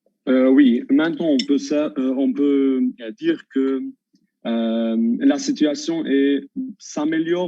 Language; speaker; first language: French; non-native, local second language; Armenian